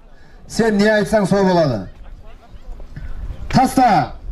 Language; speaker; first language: Kazakh; native; Kazakh